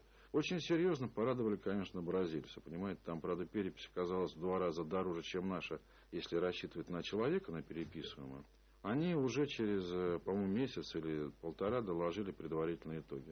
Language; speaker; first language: Russian; native; Russian